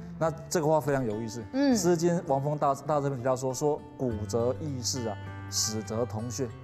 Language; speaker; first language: Chinese; native; Chinese